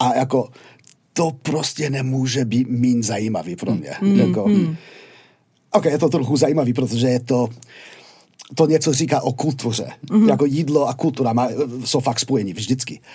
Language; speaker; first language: Czech; non-native, fluent; English